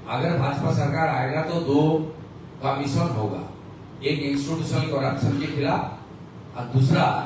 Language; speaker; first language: Hindi; non-native, local second language; Bangla